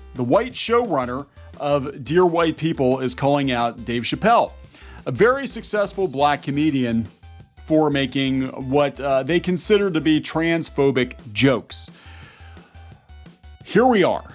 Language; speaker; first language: English; native; English